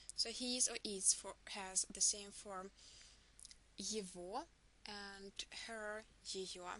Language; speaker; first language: English; non-native, fluent; Russian